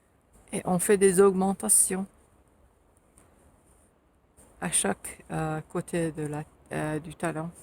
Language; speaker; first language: French; non-native, fluent; Finnish